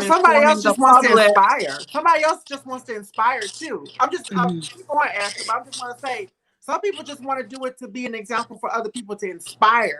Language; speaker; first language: English; native; English